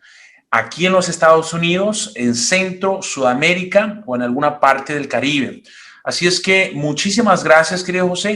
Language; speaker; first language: Spanish; native; Spanish